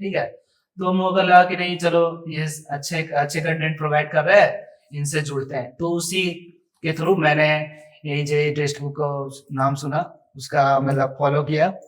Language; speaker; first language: Hindi; native; Hindi